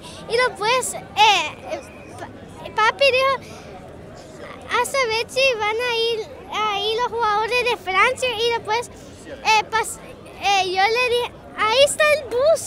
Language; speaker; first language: Spanish; early bilingual, heritage; Spanish